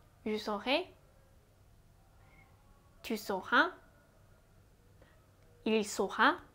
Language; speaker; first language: French; non-native, fluent; Japanese